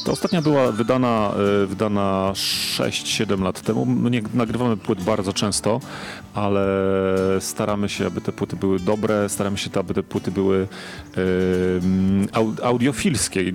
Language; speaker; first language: Polish; native; Polish